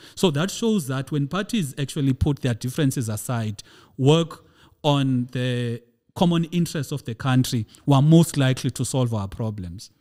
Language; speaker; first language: English; non-native, local second language; Xhosa